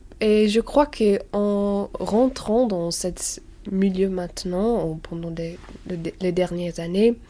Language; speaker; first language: French; non-native, learner; English